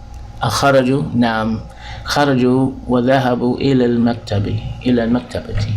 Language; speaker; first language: Arabic; non-native, fluent; English